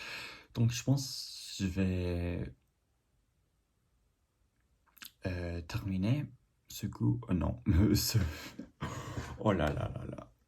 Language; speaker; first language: French; non-native, learner; English